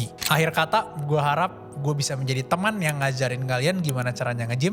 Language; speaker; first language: Indonesian; native; Indonesian